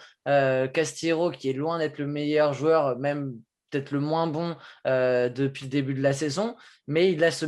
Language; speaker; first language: French; native; French